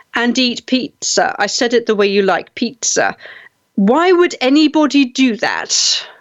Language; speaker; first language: English; native; English